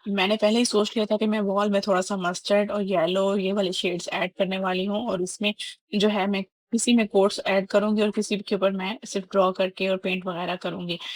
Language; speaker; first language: Urdu; native; Urdu